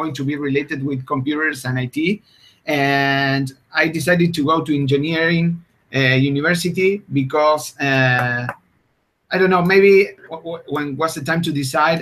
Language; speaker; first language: English; non-native, fluent; Spanish